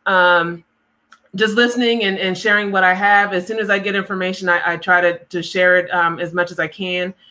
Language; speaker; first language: English; native; English